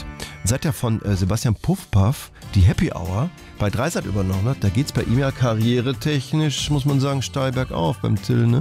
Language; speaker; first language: German; native; German